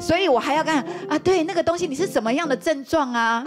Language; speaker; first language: Chinese; native; Chinese